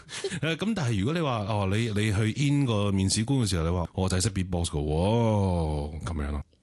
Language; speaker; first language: Cantonese; native; Cantonese